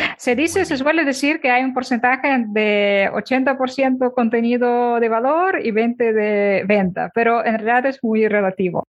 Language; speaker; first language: Spanish; non-native, fluent; Ukrainian